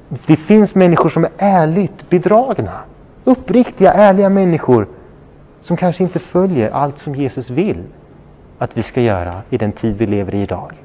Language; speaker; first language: Swedish; non-native, fluent; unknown